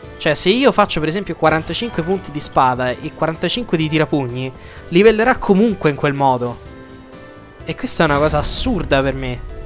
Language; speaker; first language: Italian; native; Italian